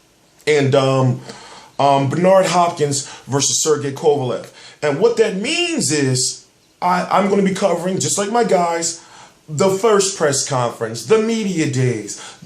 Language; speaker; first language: English; native; English